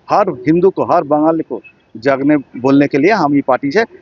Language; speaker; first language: Hindi; non-native, local second language; Bangla